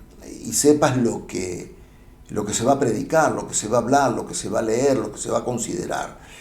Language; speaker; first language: Spanish; native; Spanish